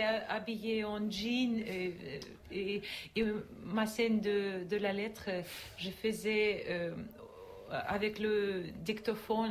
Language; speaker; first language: French; non-native, learner; Russian